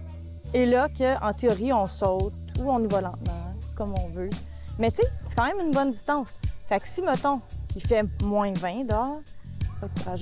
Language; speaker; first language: French; native; French